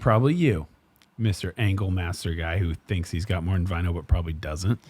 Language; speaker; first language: English; native; English